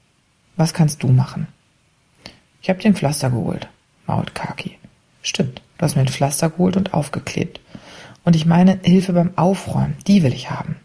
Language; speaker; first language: German; native; German